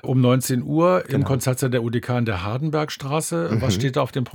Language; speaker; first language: German; native; German